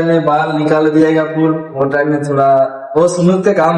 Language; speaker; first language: Hindi; non-native, learner; Bangla